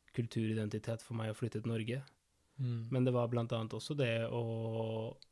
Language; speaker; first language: Norwegian; early bilingual, other home language; Spanish